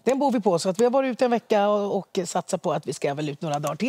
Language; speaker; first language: Swedish; early bilingual, other home language; Spanish